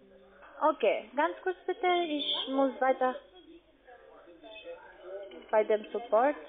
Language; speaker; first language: German; non-native, learner; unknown